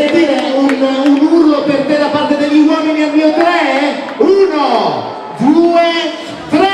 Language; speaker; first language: Italian; native; Italian